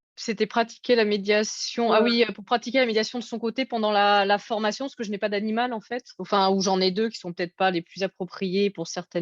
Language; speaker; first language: French; native; French